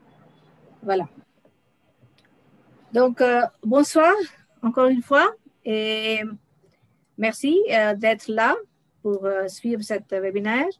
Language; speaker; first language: French; non-native, fluent; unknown